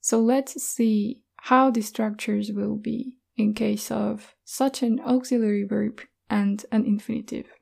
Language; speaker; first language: English; non-native, fluent; Hungarian